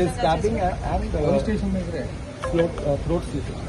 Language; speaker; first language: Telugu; non-native, learner; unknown